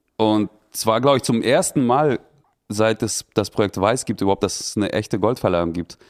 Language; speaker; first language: German; early bilingual, other home language; Russian